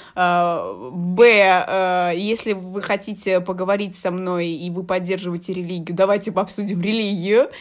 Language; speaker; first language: Russian; early bilingual, heritage; Russian